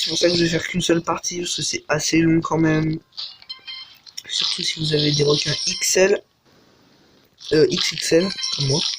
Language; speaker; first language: French; native; French